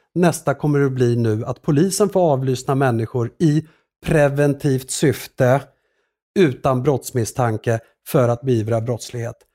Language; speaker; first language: Swedish; early bilingual, other home language; Assyrian Neo-Aramaic